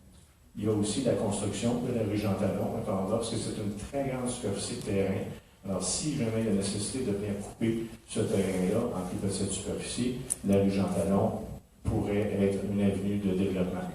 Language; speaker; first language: French; native; French